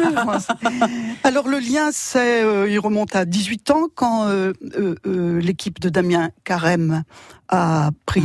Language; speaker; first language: French; native; French